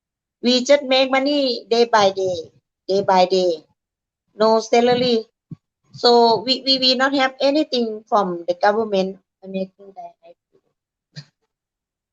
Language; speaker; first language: English; non-native, learner; Thai